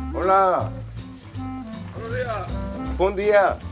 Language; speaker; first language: Spanish; non-native, learner; Korean